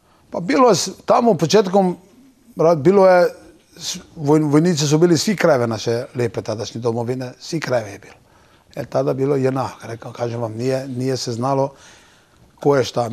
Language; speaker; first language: Serbian; non-native, local second language; Turkish